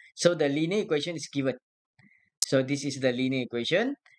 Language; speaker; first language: English; non-native, local second language; Malay